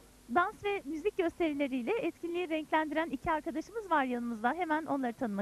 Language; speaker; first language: Turkish; native; Turkish